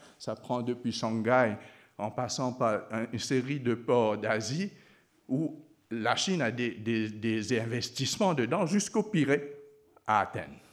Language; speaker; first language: French; non-native, local second language; Morisyen